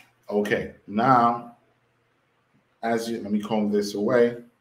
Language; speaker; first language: English; non-native, local second language; Spanish